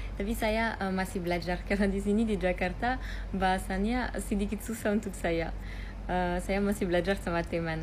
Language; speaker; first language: Indonesian; non-native, learner; French